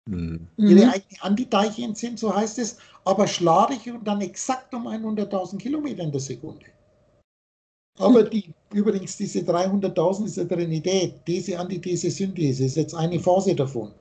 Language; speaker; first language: German; native; German